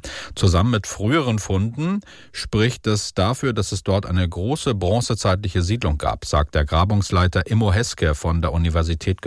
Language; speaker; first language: German; native; German